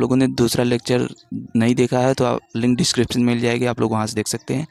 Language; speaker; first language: Hindi; native; Hindi